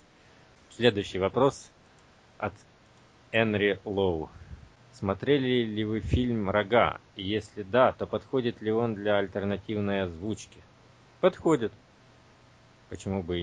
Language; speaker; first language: Russian; native; Russian